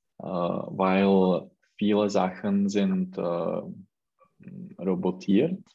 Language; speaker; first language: German; non-native, learner; Czech